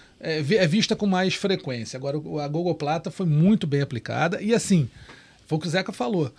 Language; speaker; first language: Portuguese; native; Portuguese